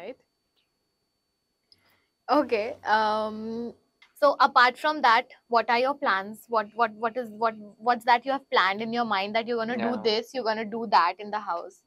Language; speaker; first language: English; non-native, learner; Korean